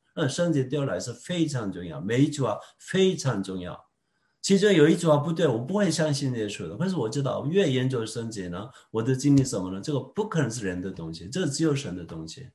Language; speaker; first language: Chinese; non-native, fluent; Korean